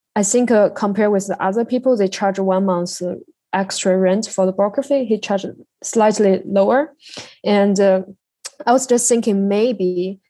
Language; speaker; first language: English; non-native, learner; Chinese